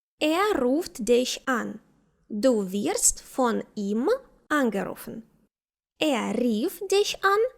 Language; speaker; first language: German; non-native, fluent; Ukrainian